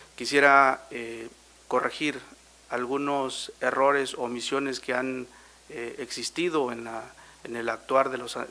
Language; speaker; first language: Spanish; native; Spanish